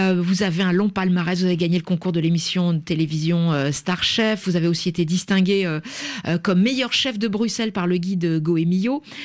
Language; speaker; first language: French; native; French